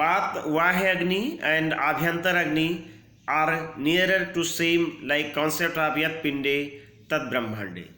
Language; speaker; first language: English; non-native, local second language; Hindi